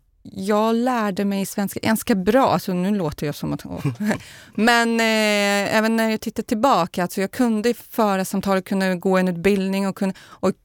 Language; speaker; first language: Swedish; non-native, fluent; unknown